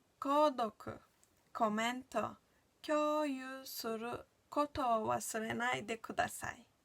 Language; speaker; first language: Japanese; non-native, learner; Turkish